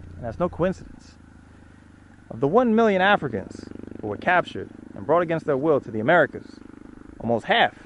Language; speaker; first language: English; native; English